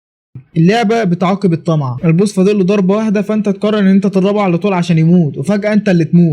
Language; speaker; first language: Arabic; native; Arabic